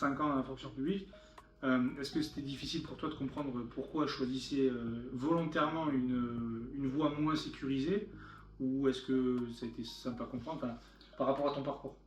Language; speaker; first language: French; native; French